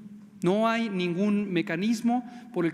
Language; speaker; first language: Spanish; native; Spanish